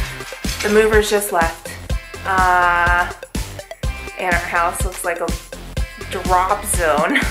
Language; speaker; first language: English; native; English